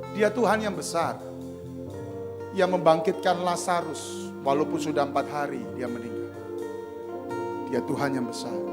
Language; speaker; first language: Indonesian; non-native, local second language; Javanese